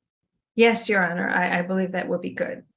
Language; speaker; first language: English; native; English